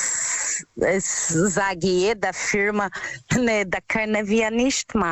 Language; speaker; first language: German; non-native, learner; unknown